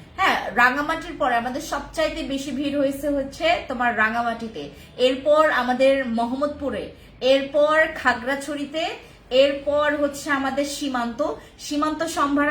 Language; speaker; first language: Bangla; non-native, local second language; Khasi